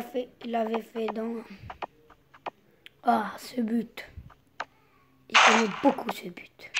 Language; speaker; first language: French; non-native, local second language; Arabic